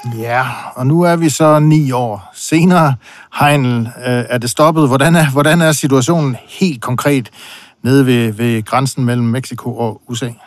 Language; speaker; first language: Danish; native; Danish